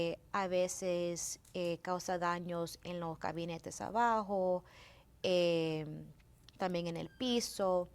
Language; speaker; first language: Spanish; early bilingual, heritage; Spanish